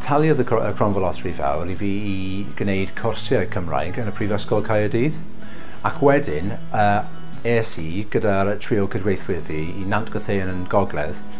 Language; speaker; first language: Welsh; non-native, learner; English